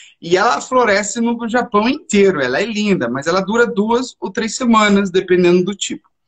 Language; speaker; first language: Portuguese; early bilingual, heritage; Portuguese